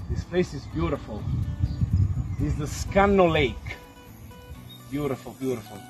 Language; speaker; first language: English; non-native, fluent; Italian